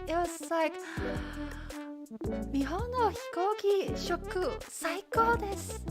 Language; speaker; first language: Japanese; non-native, learner; Chinese